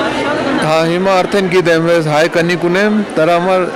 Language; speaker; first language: Armenian; non-native, learner; Hindi